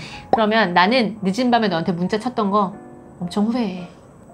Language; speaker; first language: Korean; native; Korean